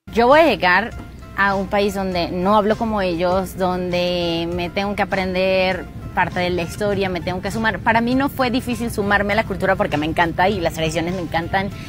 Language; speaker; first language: Spanish; native; Spanish